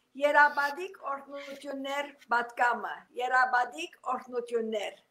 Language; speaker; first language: Armenian; early bilingual, heritage; Armenian